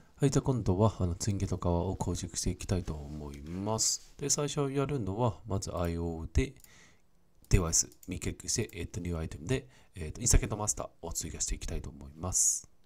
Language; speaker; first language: Japanese; non-native, fluent; Cantonese